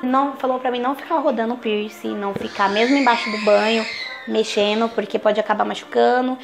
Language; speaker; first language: Portuguese; native; Portuguese